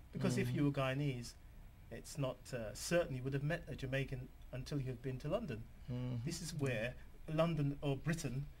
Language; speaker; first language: English; native; English